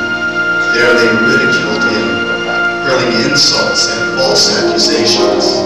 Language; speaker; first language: English; native; English